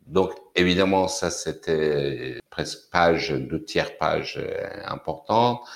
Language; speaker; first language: French; non-native, fluent; Persian